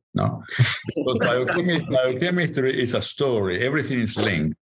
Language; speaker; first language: English; non-native, fluent; Spanish